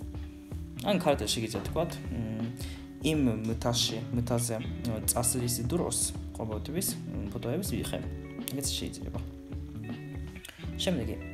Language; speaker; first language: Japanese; non-native, learner; Georgian